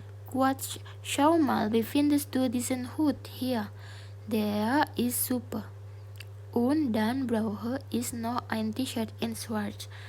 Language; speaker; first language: German; non-native, fluent; Indonesian